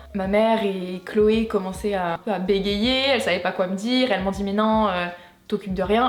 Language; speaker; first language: French; native; French